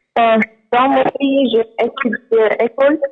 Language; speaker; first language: French; non-native, learner; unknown